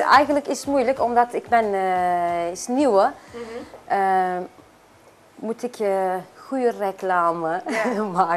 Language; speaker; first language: Dutch; non-native, learner; Turkish